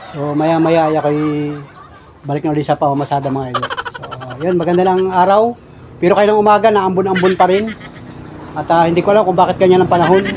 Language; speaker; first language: Filipino; native; Filipino